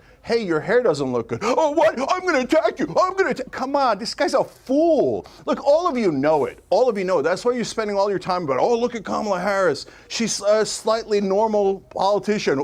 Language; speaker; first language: English; native; English